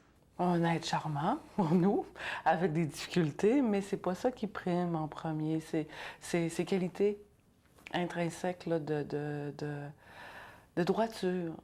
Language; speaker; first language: French; native; French